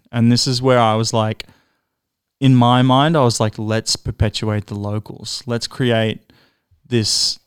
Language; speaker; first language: English; native; English